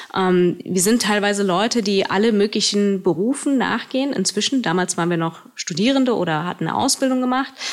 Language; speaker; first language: German; early bilingual, other home language; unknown